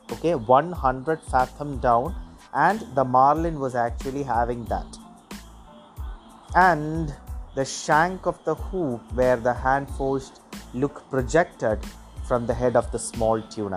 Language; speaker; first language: English; non-native, local second language; Malayalam